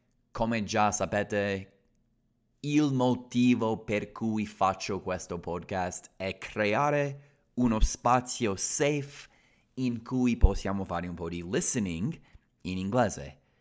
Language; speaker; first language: Italian; non-native, fluent; English